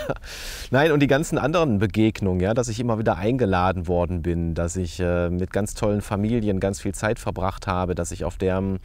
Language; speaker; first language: German; native; German